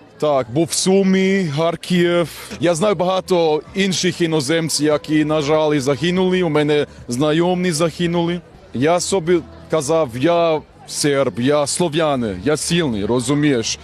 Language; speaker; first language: Ukrainian; non-native, learner; Serbian